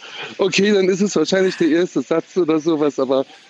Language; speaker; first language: German; native; German